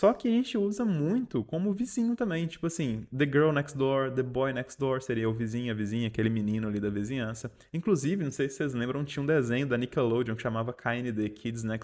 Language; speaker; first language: Portuguese; native; Portuguese